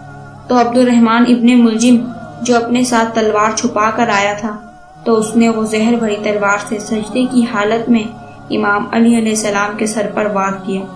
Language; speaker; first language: Urdu; native; Urdu